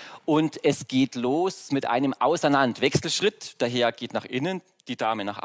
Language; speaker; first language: German; native; German